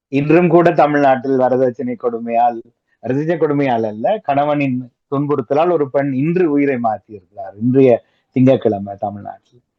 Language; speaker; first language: Tamil; native; Tamil